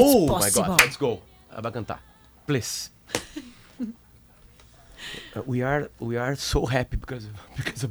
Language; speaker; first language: English; non-native, learner; Portuguese